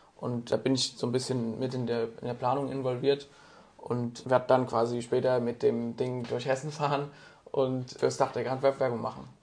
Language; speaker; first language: German; native; German